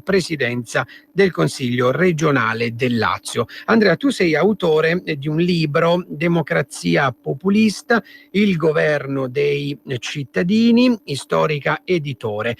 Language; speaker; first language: Italian; native; Italian